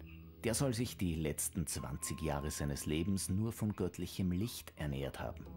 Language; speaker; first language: German; native; German